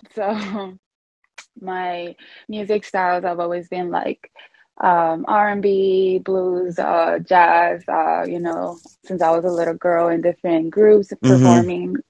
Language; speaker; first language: English; early bilingual, other home language; Spanish